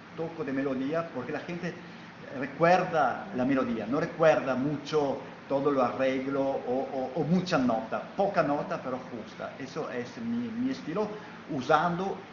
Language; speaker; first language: Spanish; non-native, fluent; Italian